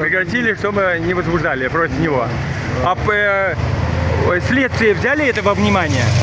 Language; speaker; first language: Russian; non-native, local second language; Uzbek